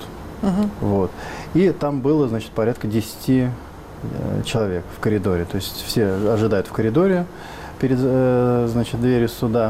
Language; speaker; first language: Russian; native; Russian